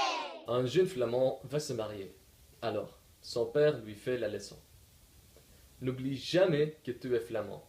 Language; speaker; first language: French; non-native, learner; Dutch